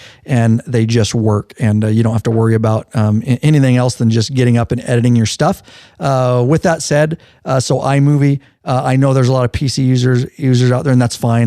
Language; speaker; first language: English; native; English